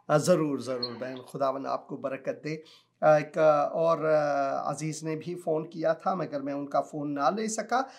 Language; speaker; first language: Urdu; non-native, local second language; Punjabi